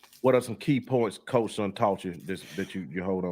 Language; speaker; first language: English; native; English